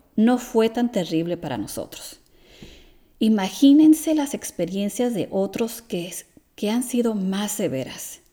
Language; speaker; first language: Spanish; early bilingual, heritage; Spanish